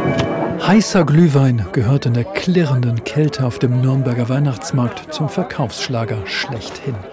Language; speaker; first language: German; native; German